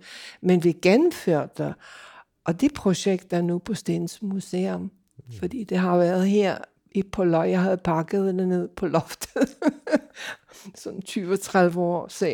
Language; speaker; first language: Danish; non-native, fluent; English